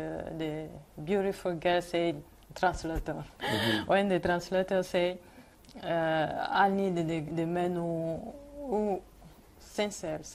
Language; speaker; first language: English; non-native, learner; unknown